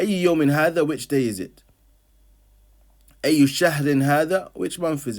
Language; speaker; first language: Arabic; non-native, fluent; English